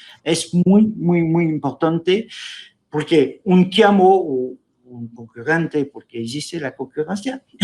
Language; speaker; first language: Spanish; non-native, fluent; French